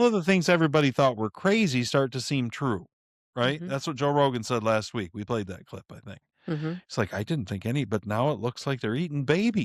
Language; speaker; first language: English; native; English